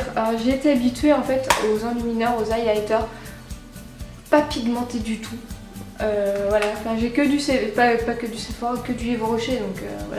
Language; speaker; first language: French; native; French